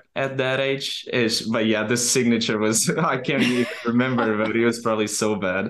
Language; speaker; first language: English; non-native, fluent; Portuguese